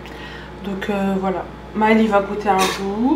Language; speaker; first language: French; native; French